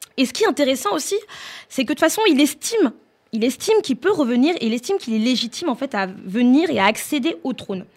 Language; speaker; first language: French; native; French